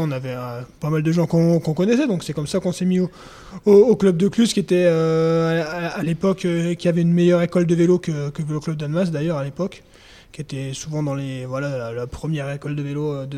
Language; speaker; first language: French; native; French